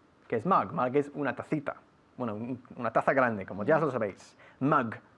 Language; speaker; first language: Spanish; non-native, fluent; English